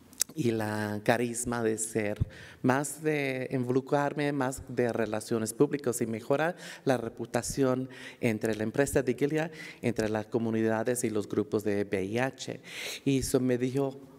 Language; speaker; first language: Spanish; early bilingual, heritage; Spanish